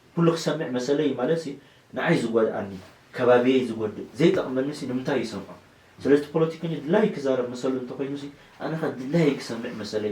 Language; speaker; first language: Tigrinya; non-native, local second language; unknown